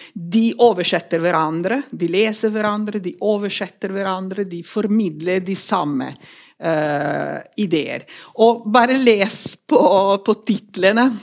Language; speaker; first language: Norwegian; non-native, fluent; Italian